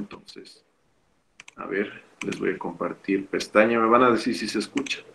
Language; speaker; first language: Spanish; native; Spanish